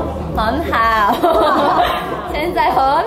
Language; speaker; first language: Chinese; non-native, learner; Korean